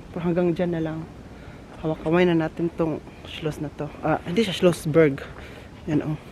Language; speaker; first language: Filipino; non-native, local second language; Cebuano